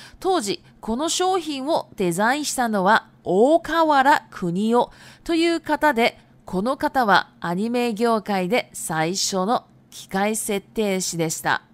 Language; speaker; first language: Japanese; non-native, fluent; Chinese